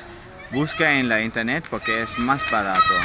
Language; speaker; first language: Spanish; non-native, learner; German